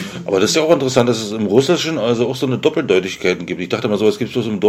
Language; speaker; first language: German; native; German